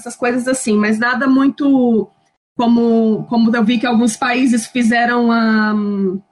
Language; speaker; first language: Portuguese; native; Portuguese